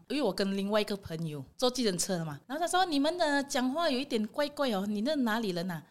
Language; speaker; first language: Chinese; non-native, fluent; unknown